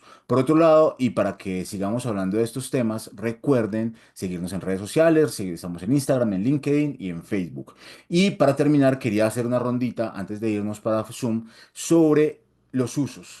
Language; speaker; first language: Spanish; native; Spanish